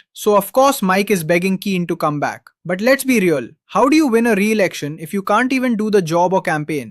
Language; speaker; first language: English; native; English